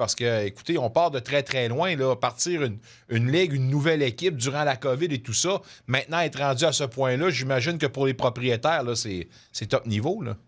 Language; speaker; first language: French; native; French